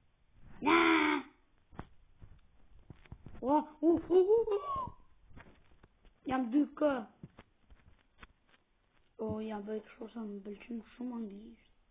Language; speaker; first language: Albanian; early bilingual, heritage; Albanian